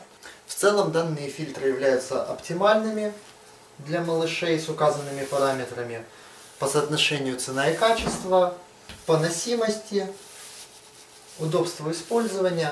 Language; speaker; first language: Russian; native; Russian